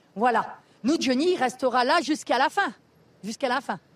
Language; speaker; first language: French; native; French